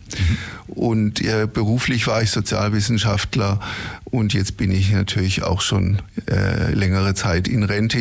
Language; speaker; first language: German; native; German